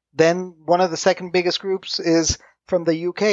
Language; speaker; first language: English; non-native, fluent; Spanish